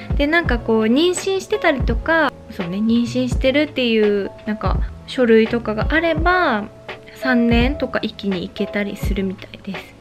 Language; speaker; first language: Japanese; native; Japanese